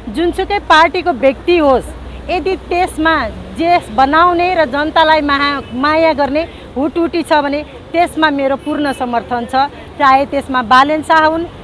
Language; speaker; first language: Nepali; native; Nepali